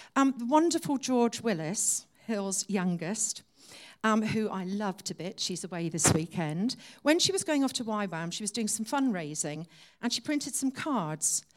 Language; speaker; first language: English; native; English